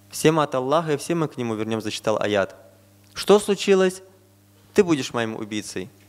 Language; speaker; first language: Russian; non-native, fluent; Azerbaijani